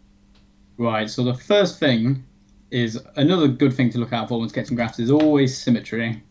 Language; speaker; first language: English; native; English